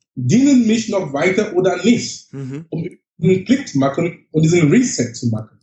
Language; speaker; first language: German; non-native, fluent; English